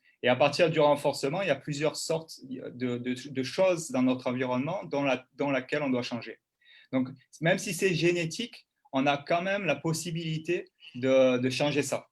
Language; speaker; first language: French; native; French